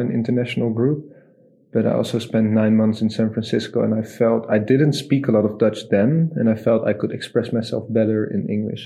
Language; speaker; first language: English; non-native, fluent; Dutch